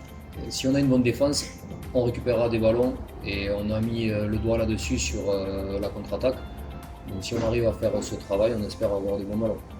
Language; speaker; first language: French; native; French